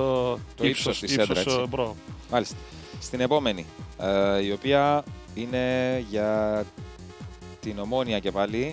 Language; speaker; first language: Greek; native; Greek